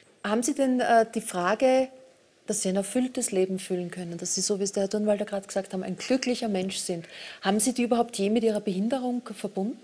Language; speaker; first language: German; native; German